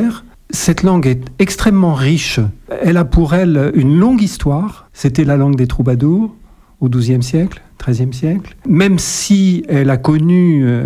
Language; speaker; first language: French; native; French